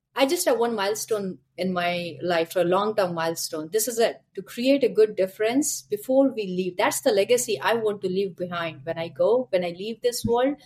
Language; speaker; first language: English; non-native, local second language; Hindi